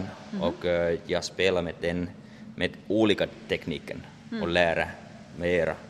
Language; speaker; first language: Swedish; non-native, learner; Finnish